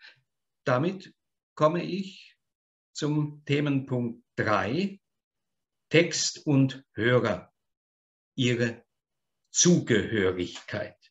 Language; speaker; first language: German; native; German